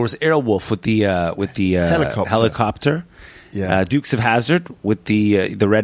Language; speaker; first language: English; non-native, fluent; Punjabi